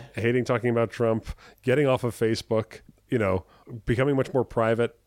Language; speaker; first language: English; native; English